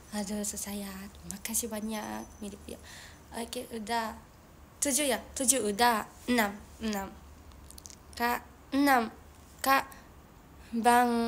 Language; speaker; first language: Indonesian; non-native, learner; Japanese